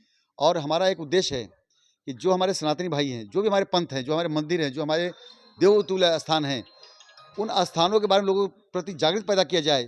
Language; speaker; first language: Hindi; native; Hindi